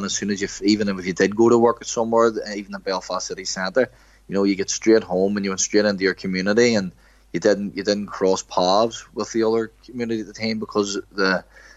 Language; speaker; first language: English; native; English